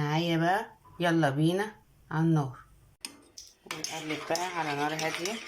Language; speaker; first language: Arabic; native; Arabic